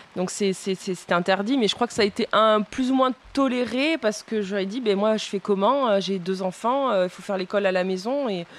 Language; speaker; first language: French; non-native, fluent; Spanish